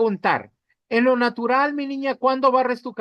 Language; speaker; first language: Spanish; native; Spanish